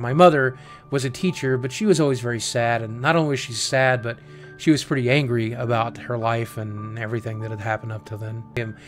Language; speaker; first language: English; native; English